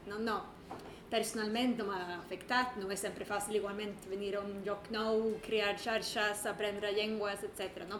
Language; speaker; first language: Catalan; non-native, fluent; Swedish